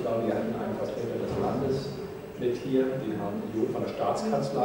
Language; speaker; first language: German; native; German